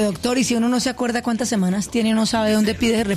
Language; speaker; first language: Spanish; native; Spanish